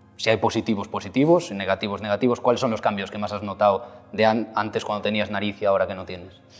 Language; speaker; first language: Spanish; native; Spanish